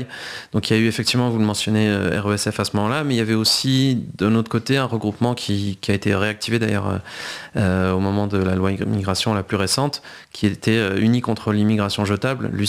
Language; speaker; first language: French; native; French